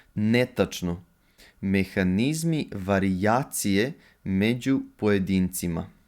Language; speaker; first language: Serbian; native; Serbian